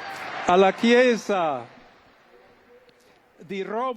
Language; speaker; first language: Italian; non-native, fluent; English